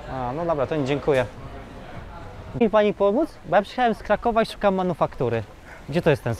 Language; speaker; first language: Polish; native; Polish